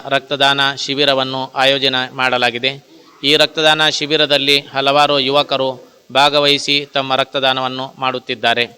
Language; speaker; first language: Kannada; non-native, local second language; Urdu